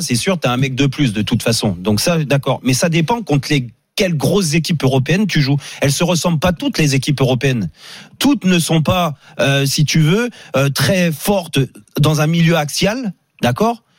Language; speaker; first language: French; native; French